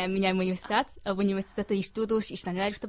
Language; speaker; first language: Portuguese; non-native, fluent; Chinese